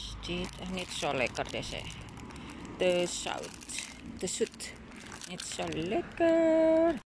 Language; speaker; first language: Dutch; non-native, learner; Indonesian